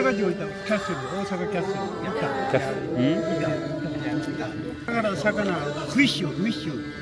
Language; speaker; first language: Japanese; non-native, learner; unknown